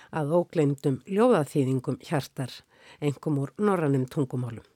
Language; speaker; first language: Icelandic; native; Icelandic